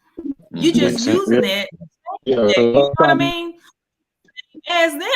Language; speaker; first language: English; native; English